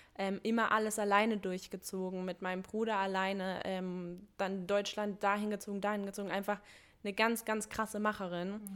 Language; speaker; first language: German; early bilingual, other home language; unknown